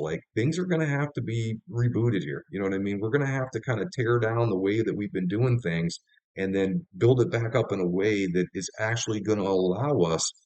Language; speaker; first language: English; native; English